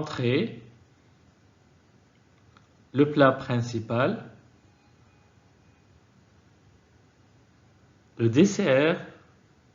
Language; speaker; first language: French; non-native, fluent; Arabic